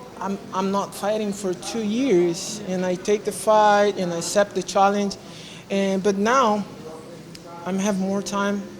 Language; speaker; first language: English; non-native, learner; Portuguese